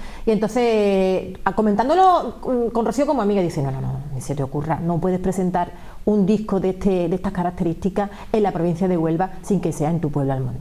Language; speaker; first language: Spanish; native; Spanish